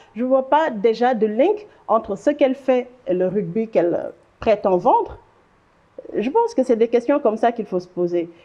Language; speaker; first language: French; non-native, local second language; Wolof